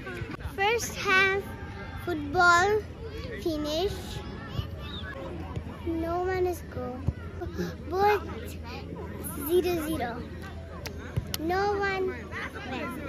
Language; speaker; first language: English; non-native, learner; Persian